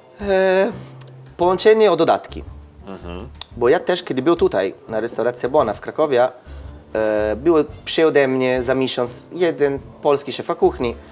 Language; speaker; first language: Polish; non-native, learner; Italian